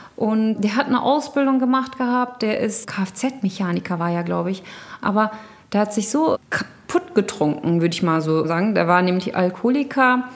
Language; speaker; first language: German; early bilingual, other home language; Turkish